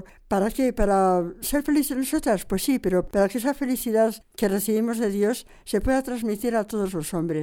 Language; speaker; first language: Spanish; native; Spanish